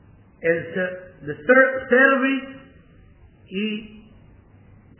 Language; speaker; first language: Spanish; non-native, learner; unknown